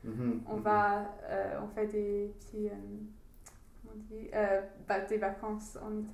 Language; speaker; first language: French; non-native, learner; English